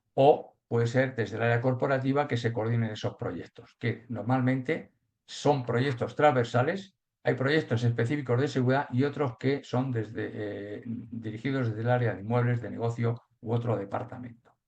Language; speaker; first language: Spanish; native; Spanish